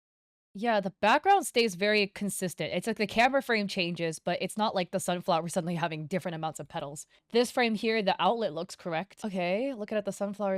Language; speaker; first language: English; native; English